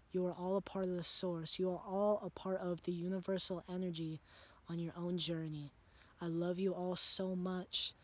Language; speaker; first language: English; native; English